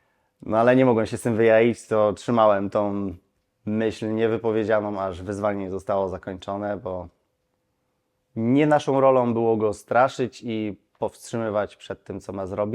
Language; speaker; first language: Polish; native; Polish